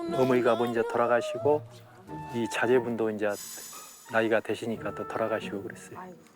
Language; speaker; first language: Korean; native; Korean